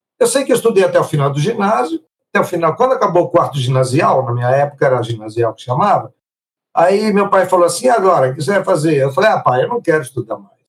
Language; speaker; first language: Portuguese; early bilingual, other home language; Italian